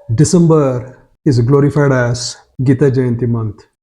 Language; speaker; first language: English; non-native, local second language; Kannada